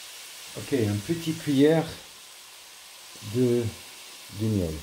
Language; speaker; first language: French; non-native, learner; German